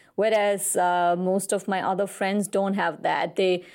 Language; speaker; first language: English; non-native, local second language; Nepali